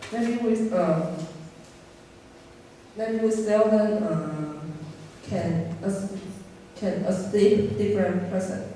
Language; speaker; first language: English; non-native, learner; Chinese